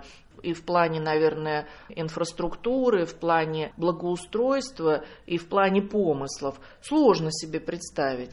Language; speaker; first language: Russian; native; Russian